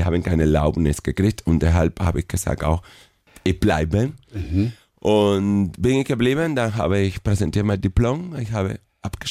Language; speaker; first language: German; non-native, fluent; Spanish